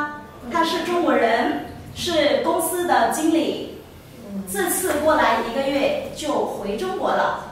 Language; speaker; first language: Chinese; non-native, fluent; Vietnamese